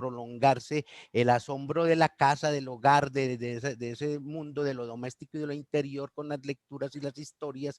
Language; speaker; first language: Spanish; native; Spanish